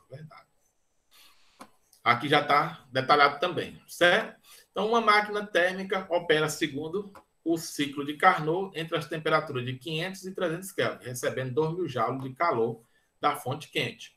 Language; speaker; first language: Portuguese; native; Portuguese